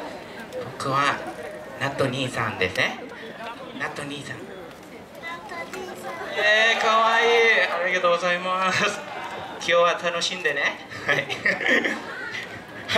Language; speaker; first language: Japanese; non-native, fluent; Thai